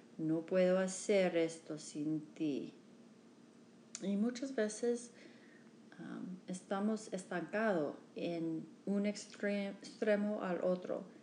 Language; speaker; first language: Spanish; non-native, learner; English